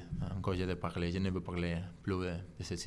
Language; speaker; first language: French; non-native, learner; Spanish